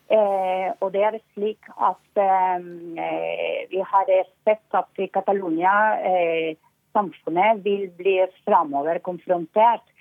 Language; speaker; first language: Norwegian; non-native, fluent; Spanish